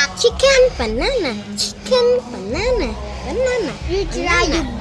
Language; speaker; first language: English; non-native, learner; Khmer